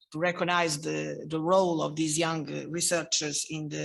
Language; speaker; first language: English; non-native, fluent; Portuguese